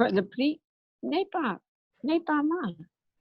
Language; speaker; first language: French; non-native, learner; English